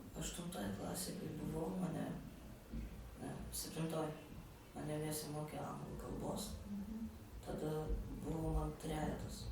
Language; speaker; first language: Lithuanian; non-native, local second language; Polish